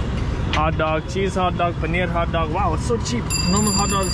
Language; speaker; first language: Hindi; non-native, learner; English